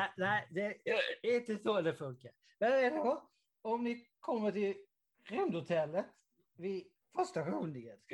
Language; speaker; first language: Swedish; non-native, fluent; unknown